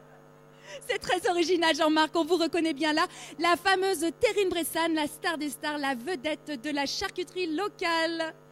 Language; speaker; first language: French; native; French